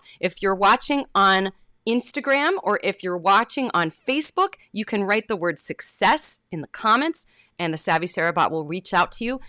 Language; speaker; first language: English; native; English